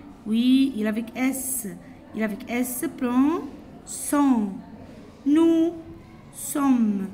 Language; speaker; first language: French; non-native, fluent; Arabic